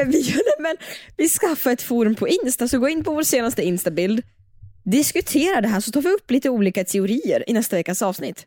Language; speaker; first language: Swedish; native; Swedish